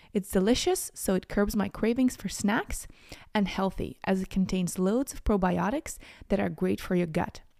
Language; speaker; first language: English; non-native, fluent; Latvian